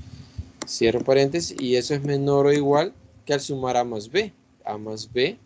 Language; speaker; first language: Spanish; native; Spanish